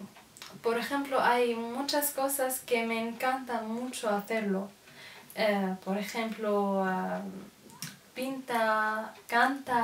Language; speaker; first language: Spanish; non-native, learner; Arabic